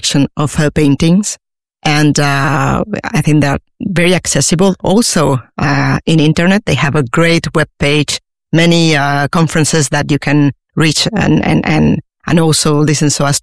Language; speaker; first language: English; non-native, fluent; Spanish